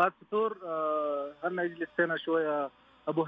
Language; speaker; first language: Arabic; non-native, learner; Urdu